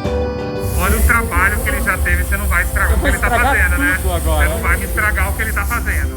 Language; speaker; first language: Portuguese; native; Portuguese